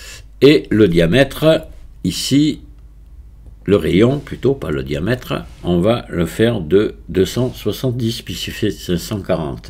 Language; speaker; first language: French; native; French